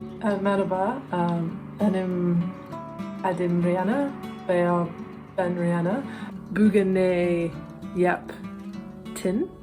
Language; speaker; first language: Turkish; non-native, learner; English